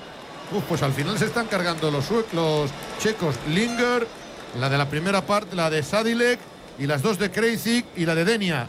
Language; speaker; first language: Spanish; native; Spanish